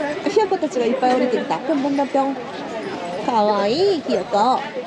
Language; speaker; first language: Japanese; non-native, fluent; Korean